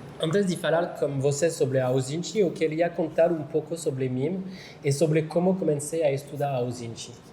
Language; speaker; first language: Portuguese; non-native, learner; French